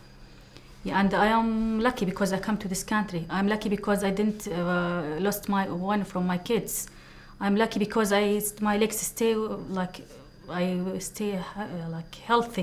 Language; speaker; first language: English; non-native, learner; Arabic